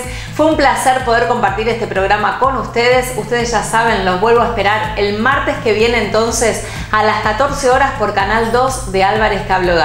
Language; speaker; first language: Spanish; native; Spanish